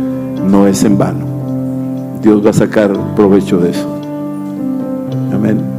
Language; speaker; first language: Spanish; native; Spanish